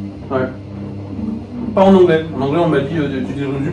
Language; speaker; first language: French; native; French